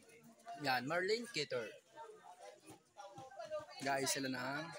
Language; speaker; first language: Filipino; native; Filipino